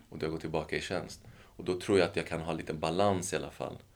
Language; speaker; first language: Swedish; native; Swedish